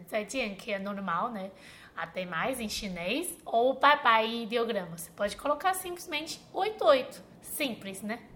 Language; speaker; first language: Portuguese; non-native, fluent; Chinese